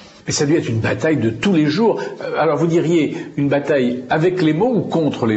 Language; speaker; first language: French; native; French